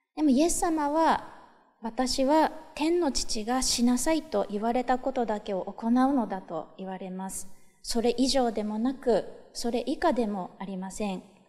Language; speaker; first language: Japanese; native; Japanese